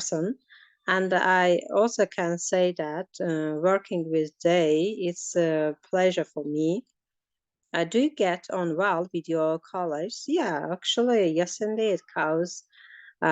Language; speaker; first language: English; non-native, learner; Azerbaijani